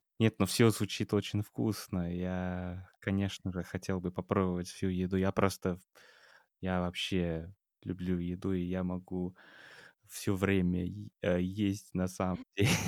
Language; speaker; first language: Russian; non-native, fluent; English